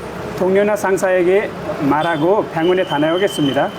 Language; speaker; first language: Korean; non-native, learner; Nepali